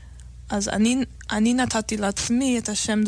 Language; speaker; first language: Hebrew; non-native, learner; English